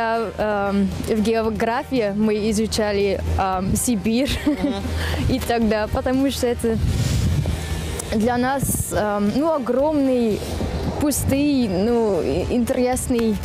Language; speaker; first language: Russian; non-native, learner; Dutch